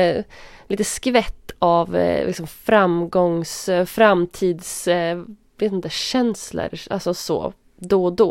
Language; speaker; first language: Swedish; native; Swedish